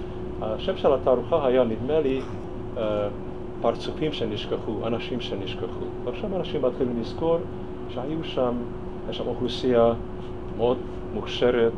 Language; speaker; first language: Hebrew; non-native, fluent; Hungarian